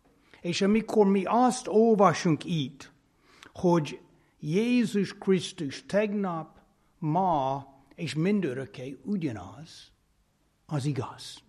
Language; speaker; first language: Hungarian; non-native, fluent; English